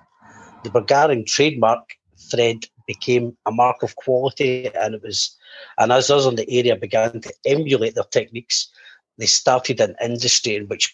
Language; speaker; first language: English; native; English